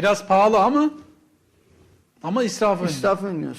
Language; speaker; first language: Turkish; native; Turkish